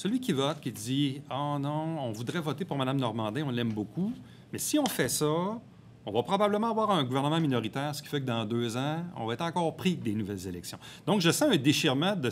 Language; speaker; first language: French; native; French